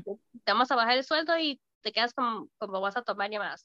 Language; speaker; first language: Spanish; early bilingual, heritage; Spanish